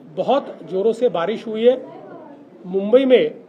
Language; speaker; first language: Hindi; non-native, local second language; Marathi